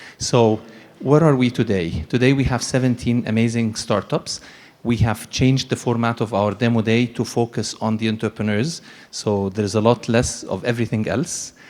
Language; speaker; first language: English; non-native, fluent; Arabic